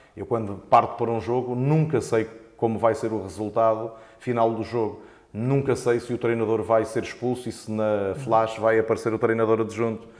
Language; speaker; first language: Portuguese; native; Portuguese